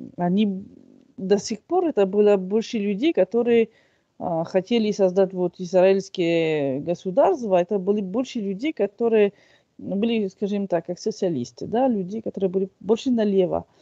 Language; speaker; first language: Russian; non-native, fluent; French